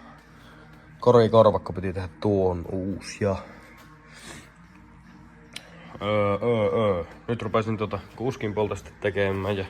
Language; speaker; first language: Finnish; native; Finnish